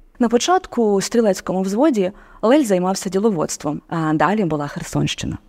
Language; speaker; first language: Ukrainian; native; Ukrainian